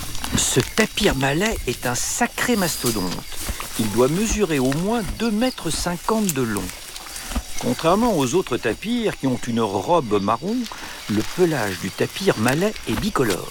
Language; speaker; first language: French; native; French